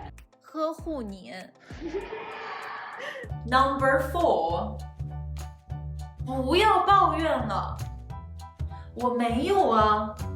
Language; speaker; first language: Chinese; non-native, learner; Arabic